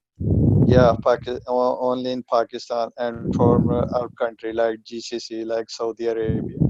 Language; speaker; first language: English; non-native, learner; Punjabi